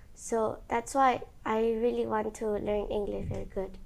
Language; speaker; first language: English; non-native, learner; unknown